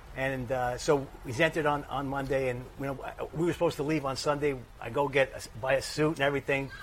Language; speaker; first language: English; native; English